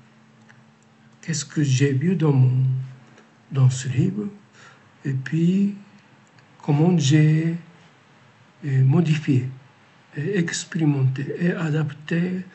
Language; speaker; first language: French; non-native, learner; Japanese